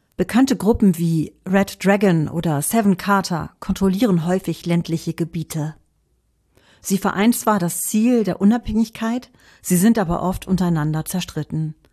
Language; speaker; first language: German; native; German